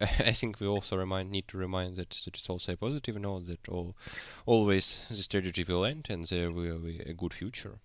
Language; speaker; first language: English; non-native, learner; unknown